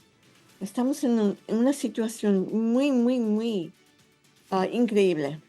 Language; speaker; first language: Spanish; non-native, fluent; English